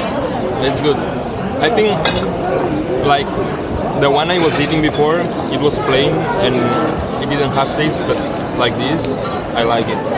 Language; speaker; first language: English; non-native, fluent; Spanish